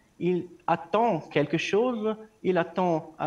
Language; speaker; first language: French; non-native, learner; Arabic